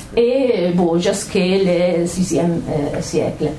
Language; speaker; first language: French; non-native, fluent; Catalan